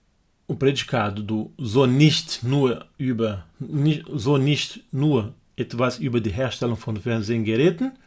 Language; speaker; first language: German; non-native, fluent; Portuguese